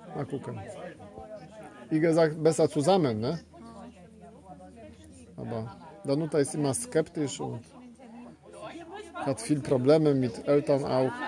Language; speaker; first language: German; non-native, learner; Polish